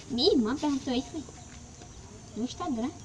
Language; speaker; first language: Portuguese; native; Portuguese